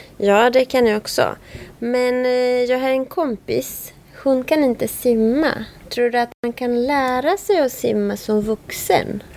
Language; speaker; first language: Swedish; non-native, fluent; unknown